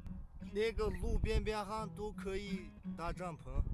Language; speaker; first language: Chinese; native; Chinese